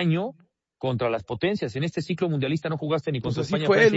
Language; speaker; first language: Spanish; native; Spanish